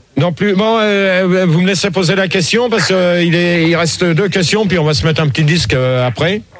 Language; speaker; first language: French; native; French